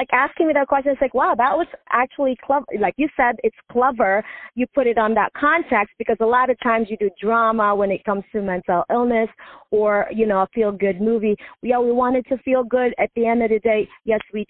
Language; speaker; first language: English; non-native, local second language; Filipino